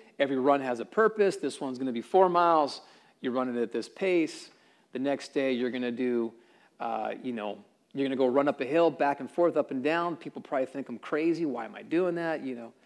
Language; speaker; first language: English; native; English